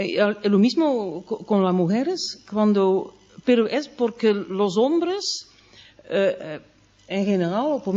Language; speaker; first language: Spanish; non-native, fluent; Dutch